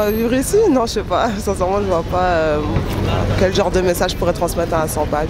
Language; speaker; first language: French; native; French